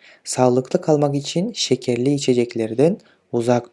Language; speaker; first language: Turkish; non-native, fluent; Kyrgyz